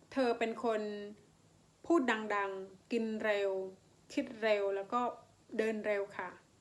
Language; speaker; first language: Thai; non-native, learner; Khmer